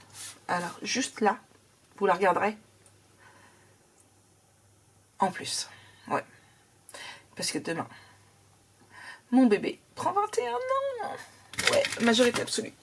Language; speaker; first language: French; native; French